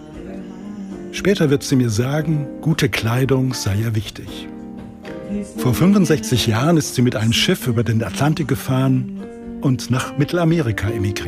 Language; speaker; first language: German; native; German